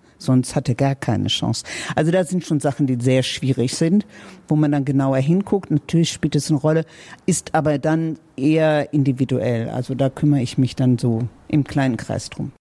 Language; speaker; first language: German; native; German